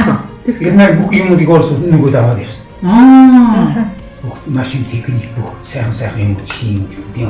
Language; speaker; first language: Mongolian; non-native, local second language; Kazakh